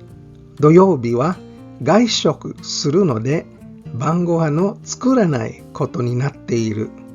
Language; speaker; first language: Japanese; non-native, fluent; English